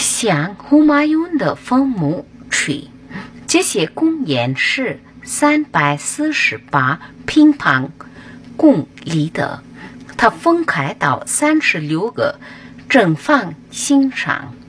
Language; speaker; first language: Chinese; non-native, fluent; Hindi